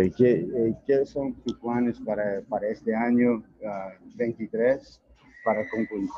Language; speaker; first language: Spanish; non-native, learner; English